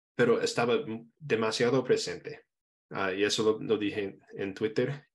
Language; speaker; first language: Spanish; non-native, fluent; English